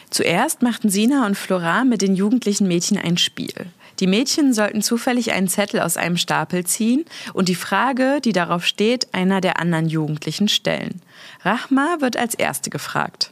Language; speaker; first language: German; native; German